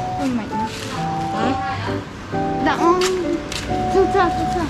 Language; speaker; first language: Korean; non-native, learner; Khmer